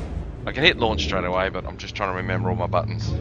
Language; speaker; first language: English; native; English